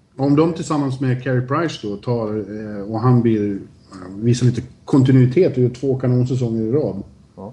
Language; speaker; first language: Swedish; native; Swedish